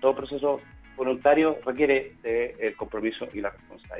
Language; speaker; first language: Spanish; native; Spanish